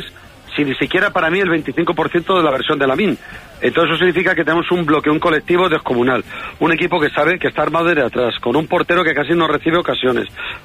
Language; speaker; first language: Spanish; native; Spanish